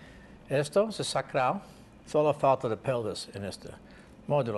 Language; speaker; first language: Spanish; non-native, learner; English